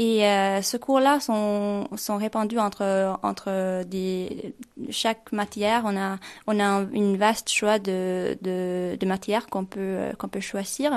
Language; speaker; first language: French; non-native, fluent; Swedish